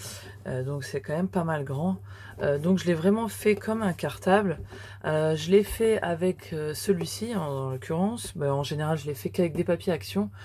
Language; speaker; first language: French; native; French